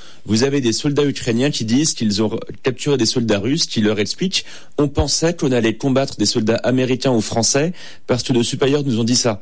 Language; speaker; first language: French; native; French